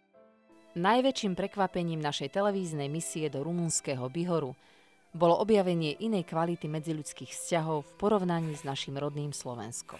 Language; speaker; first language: Slovak; native; Slovak